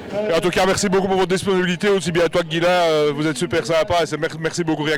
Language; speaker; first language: French; native; French